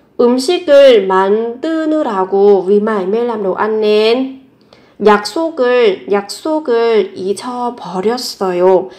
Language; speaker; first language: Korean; non-native, fluent; Vietnamese